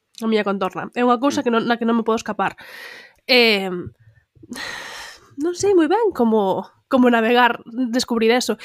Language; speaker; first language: Galician; non-native, local second language; Spanish